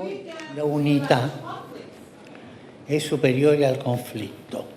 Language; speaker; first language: Italian; non-native, fluent; Spanish